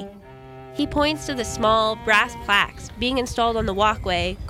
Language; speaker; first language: English; native; English